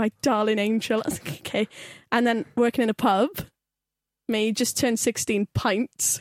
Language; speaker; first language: English; native; English